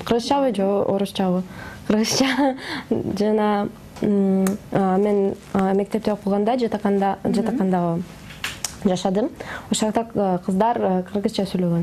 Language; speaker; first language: Kyrgyz; non-native, fluent; Russian